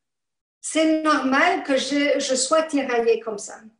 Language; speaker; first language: French; non-native, fluent; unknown